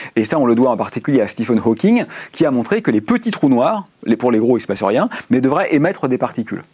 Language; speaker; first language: French; native; French